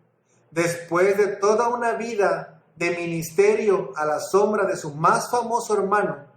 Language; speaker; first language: Spanish; native; Spanish